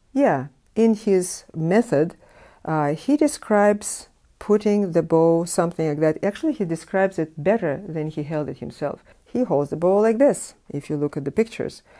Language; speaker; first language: English; non-native, fluent; Russian